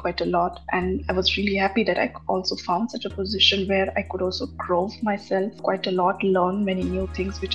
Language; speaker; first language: English; non-native, local second language; Marathi